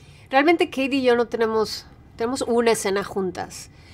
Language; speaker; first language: Spanish; native; Spanish